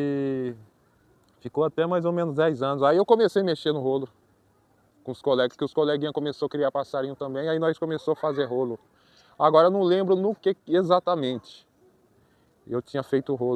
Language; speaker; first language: Portuguese; native; Portuguese